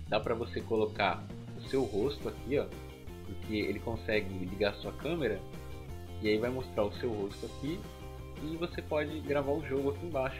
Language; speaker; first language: Portuguese; native; Portuguese